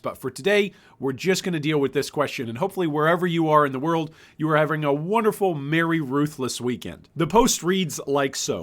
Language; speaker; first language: English; native; English